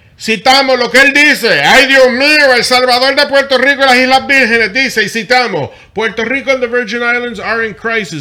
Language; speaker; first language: Spanish; native; Spanish